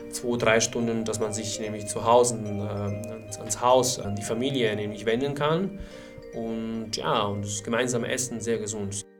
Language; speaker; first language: German; non-native, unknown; Italian